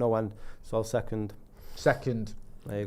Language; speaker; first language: English; native; English